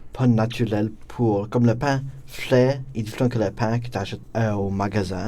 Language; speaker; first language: French; non-native, local second language; English